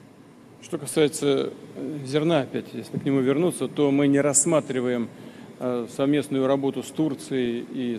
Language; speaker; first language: Russian; native; Russian